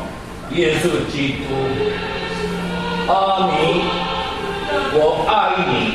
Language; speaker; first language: Chinese; non-native, learner; Korean